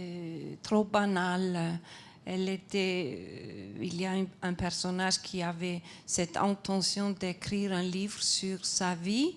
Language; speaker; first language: French; non-native, fluent; Icelandic